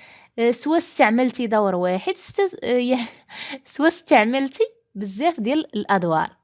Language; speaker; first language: Arabic; native; Arabic